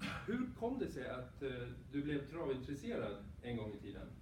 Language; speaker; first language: Swedish; native; Swedish